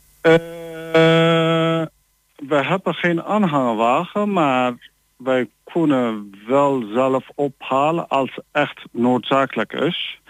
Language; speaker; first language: Dutch; non-native, learner; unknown